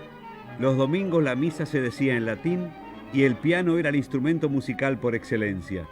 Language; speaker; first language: Spanish; native; Spanish